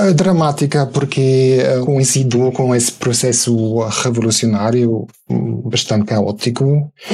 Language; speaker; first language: Portuguese; non-native, fluent; German